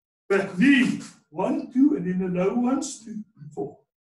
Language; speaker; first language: English; non-native, local second language; Afrikaans